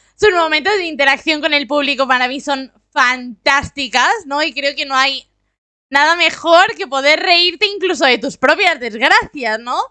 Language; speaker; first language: Spanish; native; Spanish